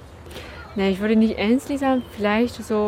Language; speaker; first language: German; non-native, fluent; Chinese